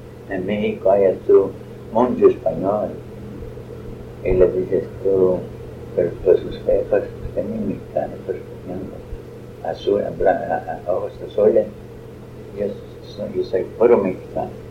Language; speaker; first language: Spanish; early bilingual, other home language; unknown